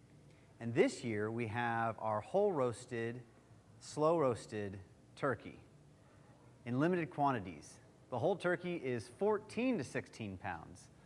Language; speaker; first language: English; native; English